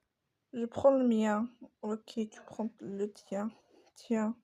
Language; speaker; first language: French; native; French